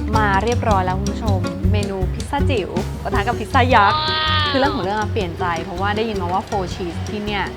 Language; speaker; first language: Thai; native; Thai